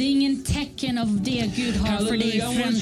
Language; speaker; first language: Swedish; non-native, fluent; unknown